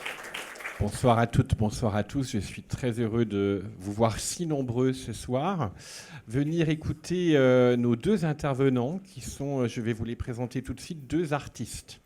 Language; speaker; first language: French; native; French